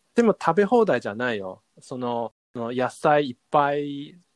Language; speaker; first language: Japanese; non-native, learner; Chinese